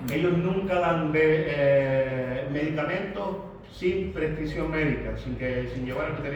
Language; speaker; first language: Spanish; native; Spanish